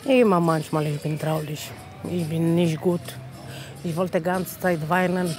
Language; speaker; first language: German; non-native, learner; Polish